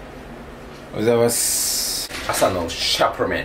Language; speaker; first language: Japanese; native; Japanese